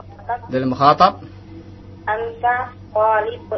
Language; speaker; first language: Arabic; non-native, learner; Indonesian